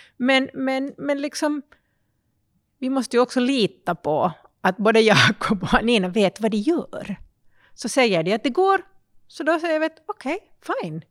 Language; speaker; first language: Swedish; native; Swedish